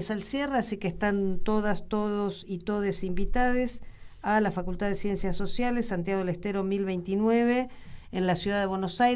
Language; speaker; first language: Spanish; native; Spanish